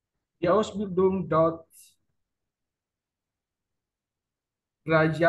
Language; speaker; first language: German; non-native, learner; Indonesian